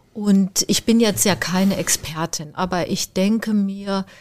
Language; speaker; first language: German; native; German